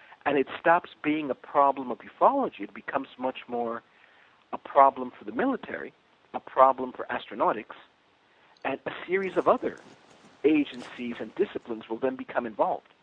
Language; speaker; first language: English; early bilingual, other home language; Spanish